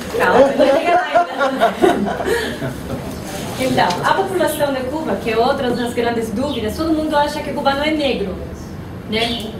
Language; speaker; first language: Portuguese; non-native, fluent; Spanish